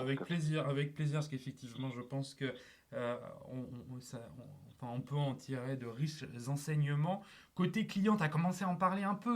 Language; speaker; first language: French; native; French